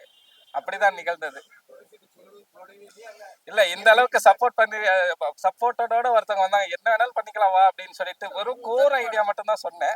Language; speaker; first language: Tamil; native; Tamil